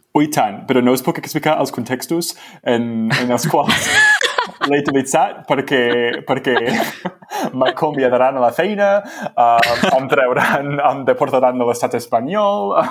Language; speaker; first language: Catalan; non-native, fluent; English